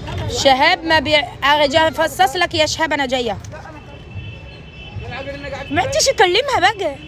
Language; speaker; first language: Arabic; native; Arabic